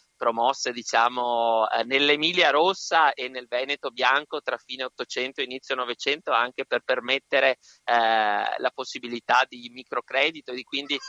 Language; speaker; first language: Italian; non-native, fluent; Spanish